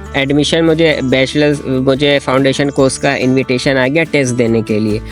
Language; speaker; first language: Urdu; native; Urdu